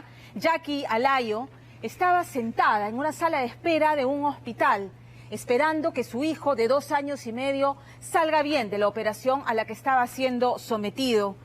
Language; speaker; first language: Spanish; native; Spanish